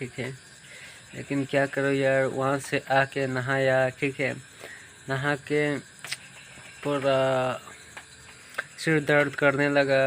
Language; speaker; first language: Hindi; non-native, local second language; Santali